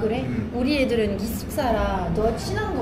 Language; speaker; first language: Korean; non-native, fluent; French